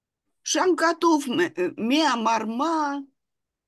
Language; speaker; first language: Hebrew; non-native, fluent; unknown